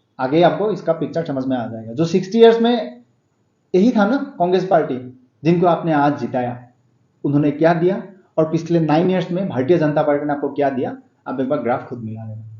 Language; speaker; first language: Hindi; non-native, local second language; Assamese